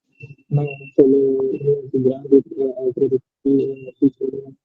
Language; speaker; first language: Italian; non-native, learner; Urdu